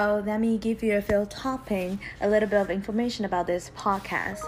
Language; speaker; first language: English; non-native, fluent; Chinese